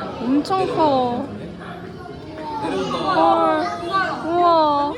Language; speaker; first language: Korean; native; Korean